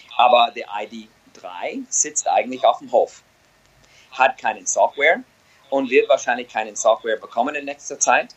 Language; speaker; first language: German; non-native, fluent; English